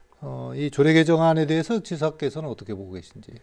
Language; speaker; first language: Korean; native; Korean